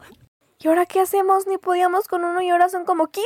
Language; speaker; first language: Spanish; native; Spanish